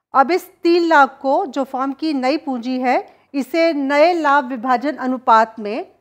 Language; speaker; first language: Hindi; native; Hindi